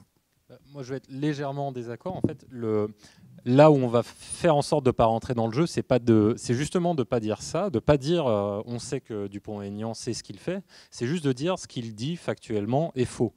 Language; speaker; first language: French; native; French